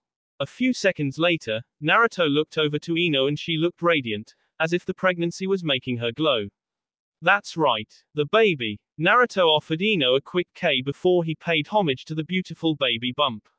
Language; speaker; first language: English; native; English